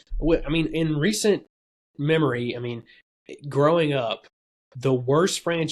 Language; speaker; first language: English; native; English